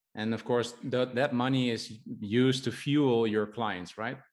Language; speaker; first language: English; non-native, fluent; Dutch